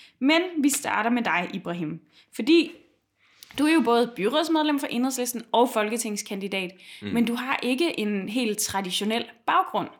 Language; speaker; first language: Danish; native; Danish